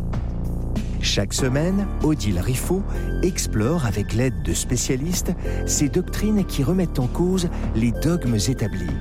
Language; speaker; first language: French; native; French